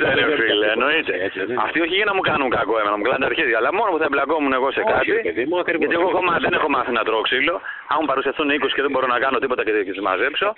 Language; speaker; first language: Greek; native; Greek